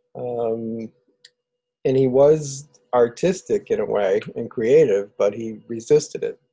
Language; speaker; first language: English; native; English